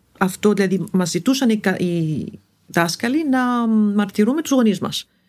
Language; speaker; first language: Greek; non-native, fluent; Arabic